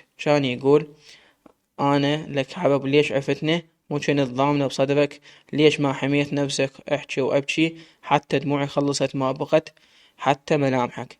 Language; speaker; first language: Arabic; native; Arabic